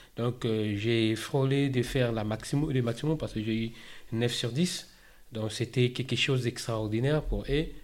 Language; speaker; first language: French; non-native, local second language; Lingala